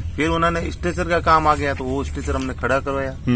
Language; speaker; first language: Hindi; native; Hindi